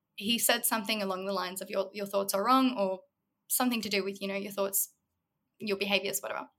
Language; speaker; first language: English; native; English